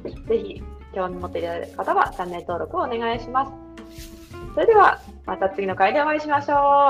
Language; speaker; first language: Japanese; native; Japanese